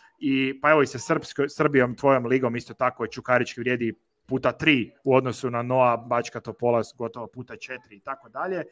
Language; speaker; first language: Croatian; native; Croatian